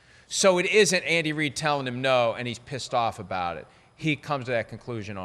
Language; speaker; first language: English; native; English